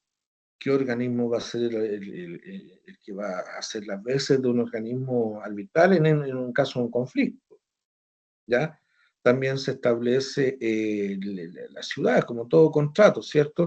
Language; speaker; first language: Spanish; native; Spanish